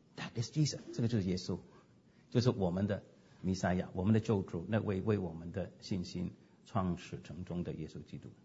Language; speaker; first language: Chinese; non-native, local second language; Cantonese